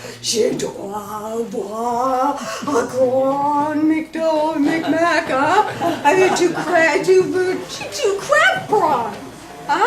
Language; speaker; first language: French; non-native, learner; English